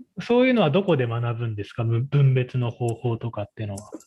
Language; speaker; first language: Japanese; native; Japanese